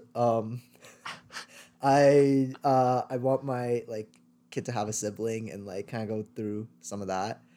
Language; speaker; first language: English; early bilingual, other home language; Tamil